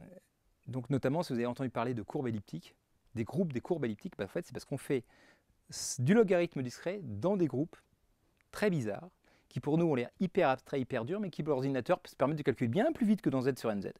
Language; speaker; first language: French; native; French